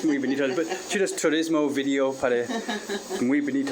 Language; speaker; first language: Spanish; non-native, learner; English